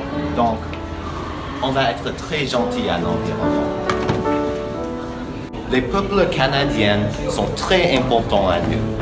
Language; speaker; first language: French; non-native, learner; English